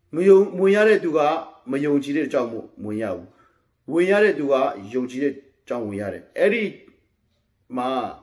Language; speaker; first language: Burmese; non-native, local second language; Kachin